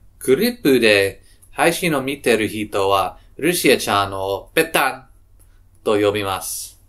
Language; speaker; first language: Japanese; non-native, learner; English